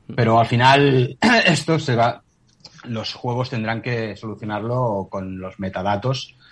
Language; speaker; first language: Spanish; native; Spanish